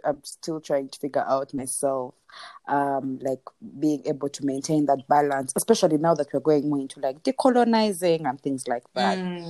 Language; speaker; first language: English; non-native, local second language; Nyankole